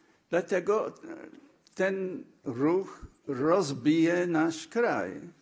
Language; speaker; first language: Polish; non-native, fluent; English